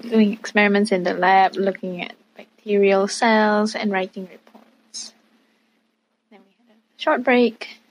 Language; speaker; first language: English; native; English